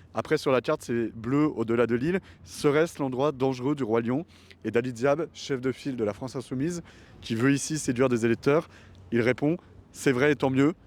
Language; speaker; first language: French; native; French